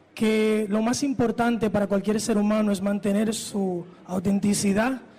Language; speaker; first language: Spanish; early bilingual, heritage; Spanish